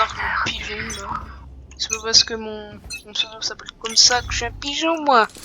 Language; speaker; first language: French; native; French